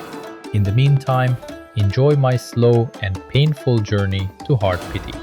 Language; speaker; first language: English; native; English